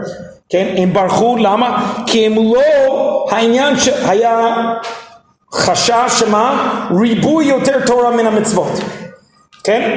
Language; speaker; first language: Hebrew; non-native, fluent; English